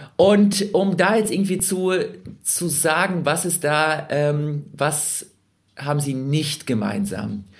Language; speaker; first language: German; early bilingual, other home language; Russian